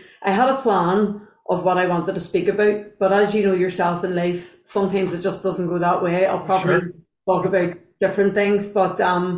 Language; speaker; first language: English; native; English